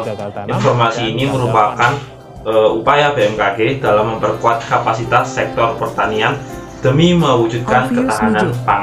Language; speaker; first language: Indonesian; native; Indonesian